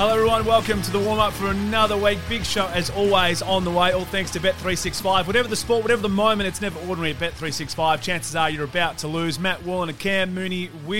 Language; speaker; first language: English; native; English